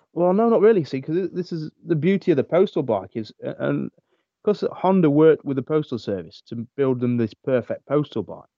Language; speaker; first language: English; native; English